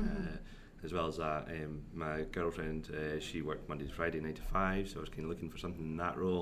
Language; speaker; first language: English; native; English